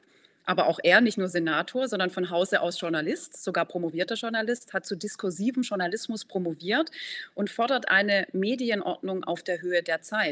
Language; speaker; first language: German; native; German